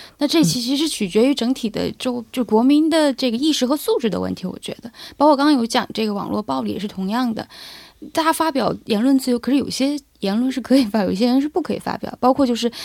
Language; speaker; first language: Chinese; native; Chinese